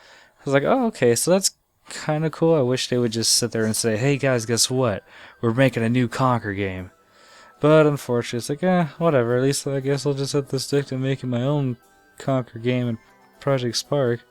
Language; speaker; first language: English; native; English